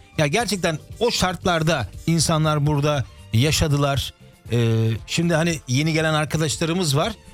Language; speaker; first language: Turkish; early bilingual, heritage; Turkish